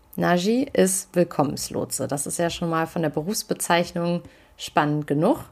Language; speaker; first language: German; native; German